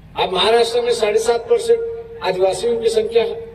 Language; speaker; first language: Hindi; non-native, local second language; Marathi